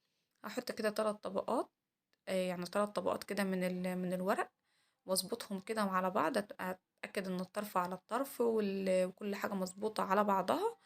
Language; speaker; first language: Arabic; native; Arabic